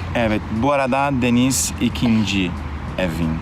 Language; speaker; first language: Turkish; non-native, learner; Portuguese